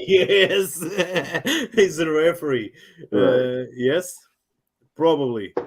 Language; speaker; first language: English; non-native, learner; Portuguese